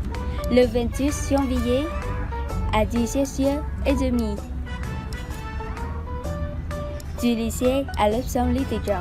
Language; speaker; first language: French; non-native, learner; Vietnamese